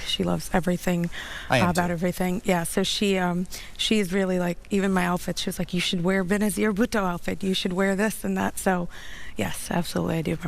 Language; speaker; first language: English; early bilingual, other home language; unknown